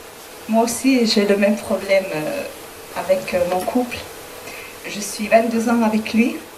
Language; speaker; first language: French; non-native, learner; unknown